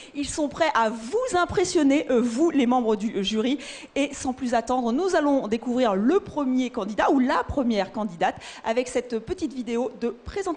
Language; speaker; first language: French; native; French